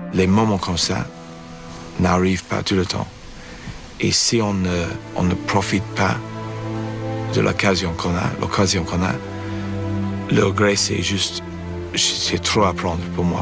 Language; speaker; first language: French; non-native, fluent; English